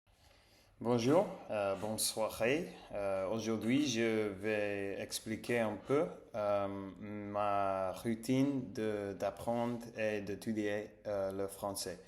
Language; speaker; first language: French; non-native, learner; English